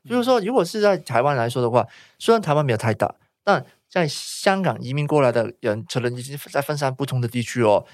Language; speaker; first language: Chinese; non-native, local second language; Cantonese